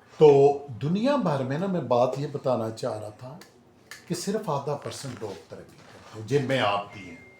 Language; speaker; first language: Urdu; non-native, local second language; Punjabi